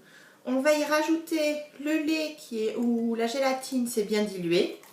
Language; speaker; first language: French; native; French